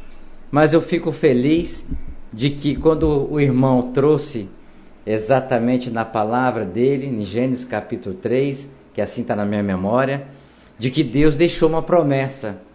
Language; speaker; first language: Portuguese; native; Portuguese